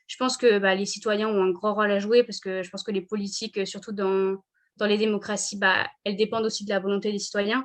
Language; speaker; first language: French; native; French